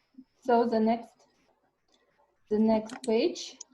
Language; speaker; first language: English; non-native, learner; Kazakh